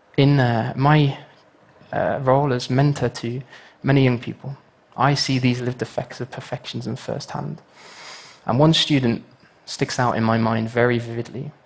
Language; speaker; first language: English; native; English